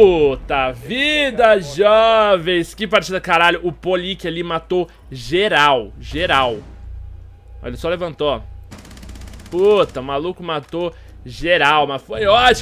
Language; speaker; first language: Portuguese; native; Portuguese